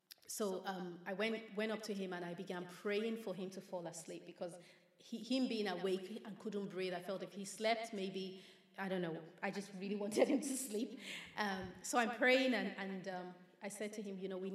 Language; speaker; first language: English; non-native, local second language; Yoruba